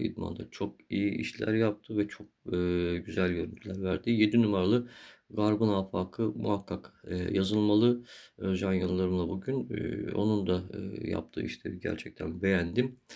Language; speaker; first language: Turkish; native; Turkish